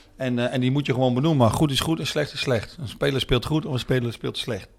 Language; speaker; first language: Dutch; native; Dutch